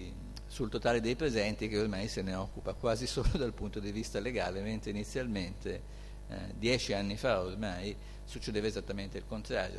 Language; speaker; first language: Italian; native; Italian